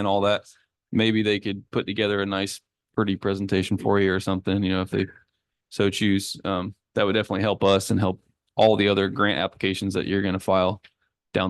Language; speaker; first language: English; native; English